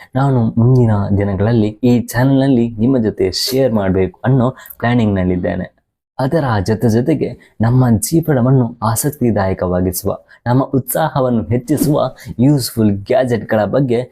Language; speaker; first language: Kannada; native; Kannada